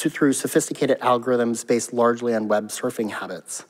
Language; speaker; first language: English; native; English